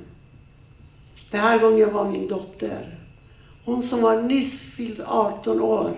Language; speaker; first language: Swedish; non-native, fluent; Persian